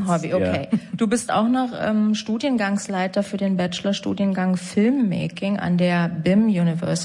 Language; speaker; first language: German; native; German